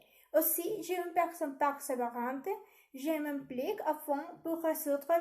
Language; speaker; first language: French; non-native, learner; Spanish